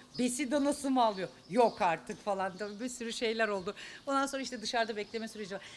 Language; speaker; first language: Turkish; native; Turkish